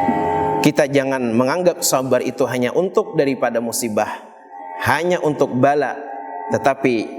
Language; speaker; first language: Indonesian; non-native, local second language; Banjar